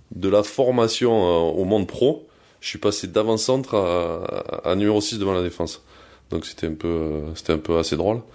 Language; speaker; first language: French; native; French